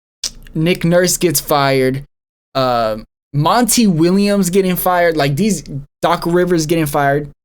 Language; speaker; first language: English; native; English